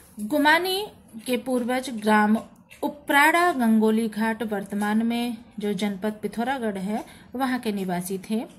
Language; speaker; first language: Hindi; native; Hindi